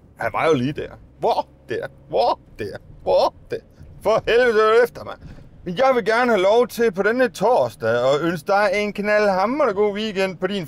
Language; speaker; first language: Danish; native; Danish